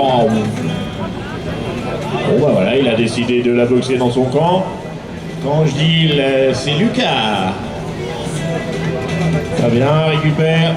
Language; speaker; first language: French; native; French